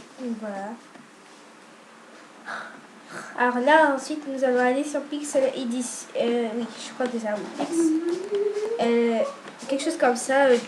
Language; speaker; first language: French; native; French